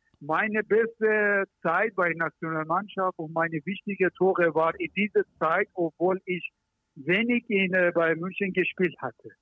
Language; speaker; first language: German; non-native, learner; Persian